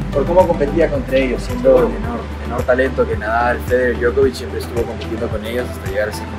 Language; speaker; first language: Spanish; native; Spanish